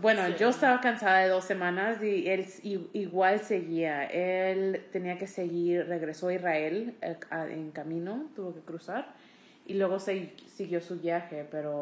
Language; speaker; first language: Spanish; early bilingual, heritage; Spanish